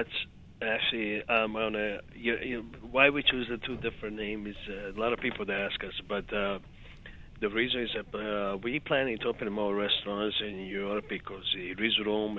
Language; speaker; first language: English; non-native, fluent; Serbian